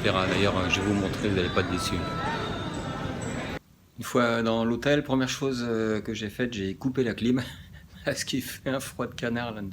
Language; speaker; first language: French; native; French